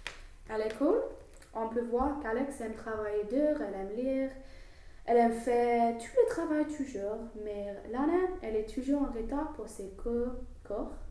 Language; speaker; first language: French; non-native, learner; English